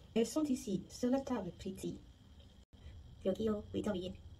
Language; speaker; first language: French; non-native, learner; Portuguese